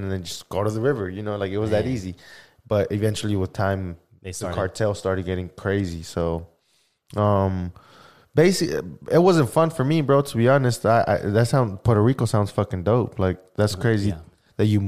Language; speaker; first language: English; early bilingual, other home language; Spanish